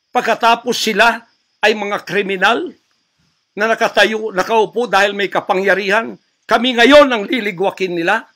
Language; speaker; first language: Filipino; non-native, local second language; Cebuano